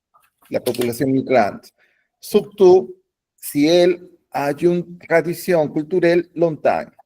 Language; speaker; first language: French; non-native, learner; Spanish